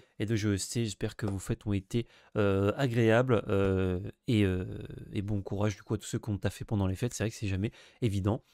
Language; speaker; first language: French; native; French